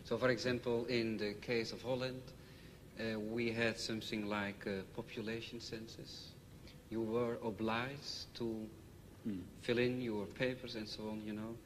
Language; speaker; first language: English; non-native, fluent; Dutch